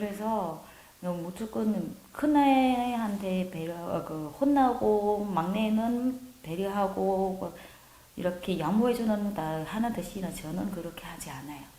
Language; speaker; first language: Korean; non-native, learner; Vietnamese